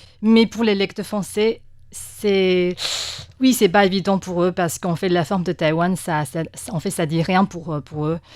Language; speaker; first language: French; non-native, fluent; Chinese